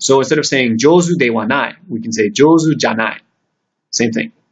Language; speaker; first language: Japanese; non-native, fluent; English